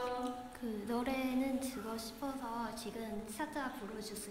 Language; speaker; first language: Korean; non-native, learner; Chinese